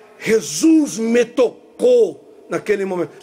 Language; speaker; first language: Portuguese; non-native, learner; Spanish